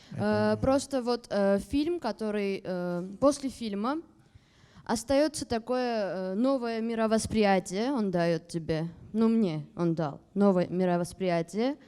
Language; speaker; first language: Russian; non-native, fluent; Armenian